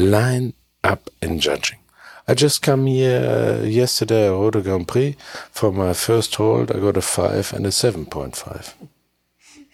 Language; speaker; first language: English; non-native, fluent; German